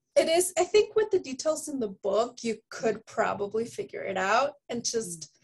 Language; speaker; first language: English; early bilingual, other home language; Spanish